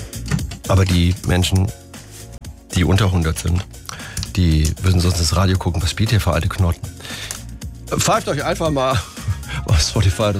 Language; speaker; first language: German; native; German